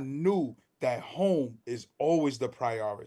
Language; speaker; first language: English; native; English